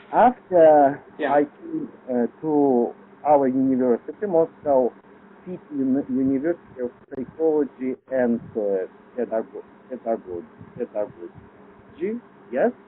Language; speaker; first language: English; non-native, learner; Lithuanian